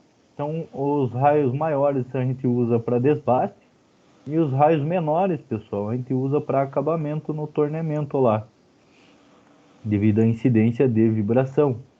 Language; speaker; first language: Portuguese; native; Portuguese